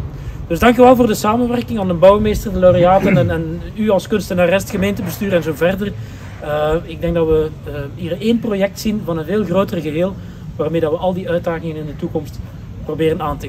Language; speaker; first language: Dutch; native; Dutch